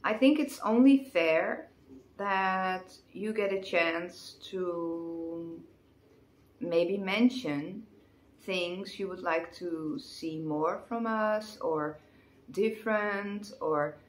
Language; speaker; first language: English; non-native, fluent; Dutch